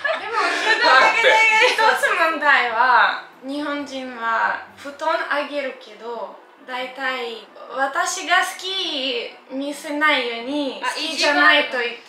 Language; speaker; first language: Japanese; non-native, learner; Russian